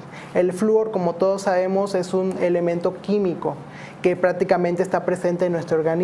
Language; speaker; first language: Spanish; native; Spanish